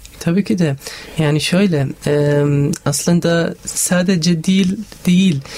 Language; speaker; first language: Turkish; non-native, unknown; Arabic